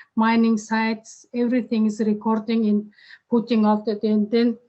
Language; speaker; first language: English; non-native, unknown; Mongolian